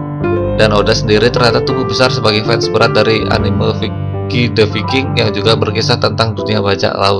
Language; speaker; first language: Indonesian; native; Indonesian